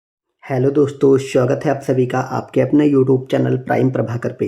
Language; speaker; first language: Hindi; native; Hindi